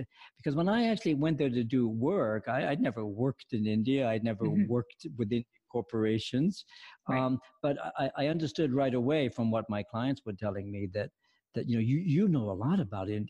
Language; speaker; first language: English; native; English